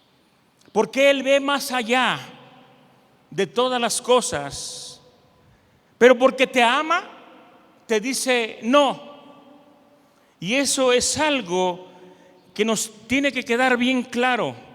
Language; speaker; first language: Spanish; native; Spanish